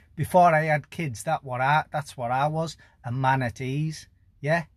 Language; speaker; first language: English; native; English